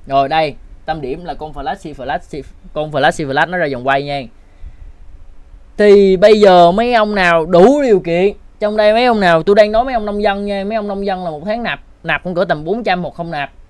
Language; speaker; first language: Vietnamese; native; Vietnamese